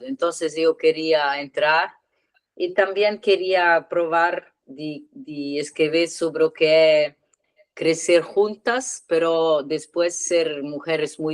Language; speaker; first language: Spanish; non-native, learner; Italian